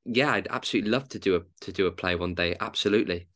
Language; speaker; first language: English; native; English